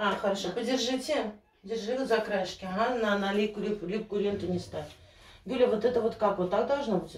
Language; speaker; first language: Russian; native; Russian